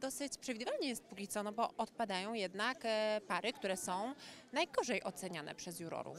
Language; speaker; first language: Polish; native; Polish